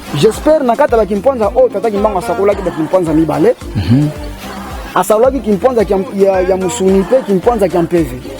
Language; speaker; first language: Lingala; non-native, local second language; Kongo